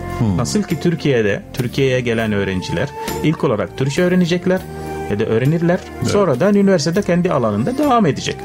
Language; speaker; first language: Turkish; non-native, fluent; Arabic